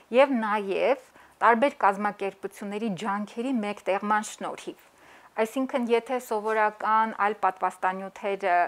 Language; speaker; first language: Armenian; native; Armenian